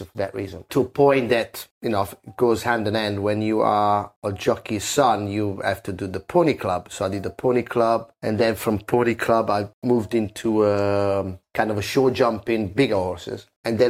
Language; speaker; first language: English; non-native, fluent; Italian